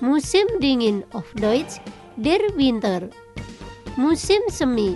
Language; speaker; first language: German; non-native, fluent; Indonesian